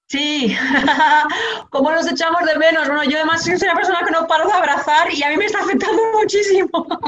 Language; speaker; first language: Spanish; early bilingual, heritage; Portuguese